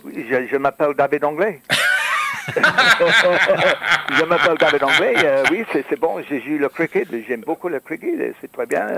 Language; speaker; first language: French; non-native, learner; English